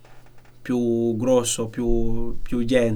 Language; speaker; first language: Italian; non-native, learner; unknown